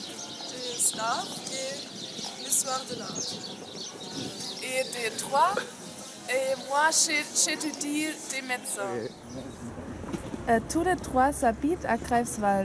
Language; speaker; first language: French; non-native, learner; German